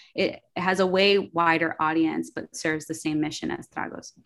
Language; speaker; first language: English; early bilingual, other home language; Spanish